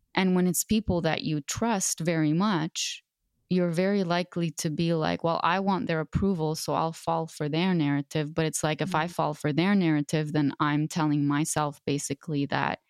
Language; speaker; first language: English; non-native, fluent; Arabic